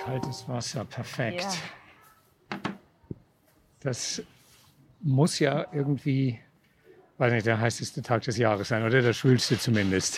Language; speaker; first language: German; native; German